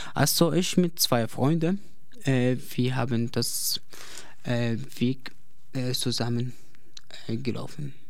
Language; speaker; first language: German; non-native, learner; Arabic